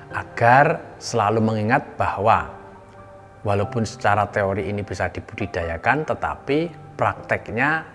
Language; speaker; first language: Indonesian; native; Indonesian